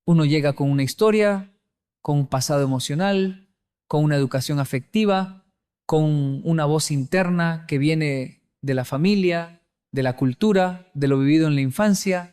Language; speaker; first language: Spanish; native; Spanish